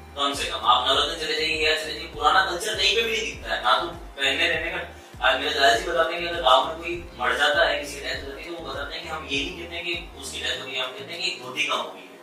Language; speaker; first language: Hindi; native; Hindi